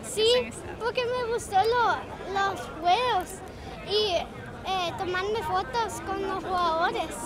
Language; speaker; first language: Spanish; early bilingual, heritage; Spanish